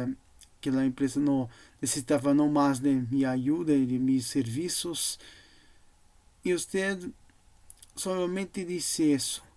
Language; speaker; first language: Portuguese; non-native, learner; Spanish